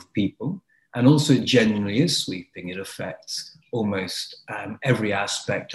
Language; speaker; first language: English; native; English